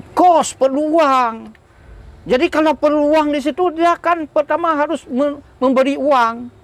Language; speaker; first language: Malay; non-native, local second language; Achinese